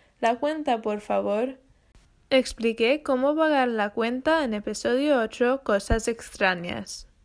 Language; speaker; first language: Spanish; non-native, learner; English